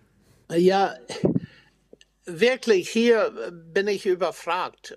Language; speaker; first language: German; non-native, fluent; English